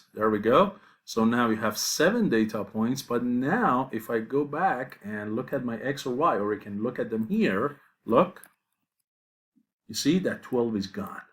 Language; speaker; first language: English; non-native, fluent; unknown